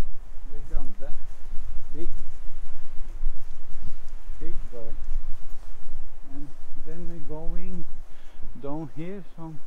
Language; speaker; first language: English; non-native, learner; Norwegian